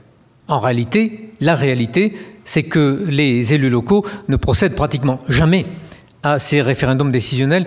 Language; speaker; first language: French; native; French